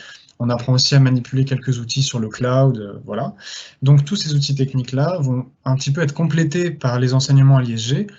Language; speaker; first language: French; native; French